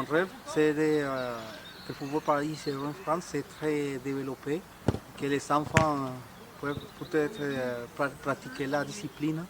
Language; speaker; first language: French; non-native, learner; Spanish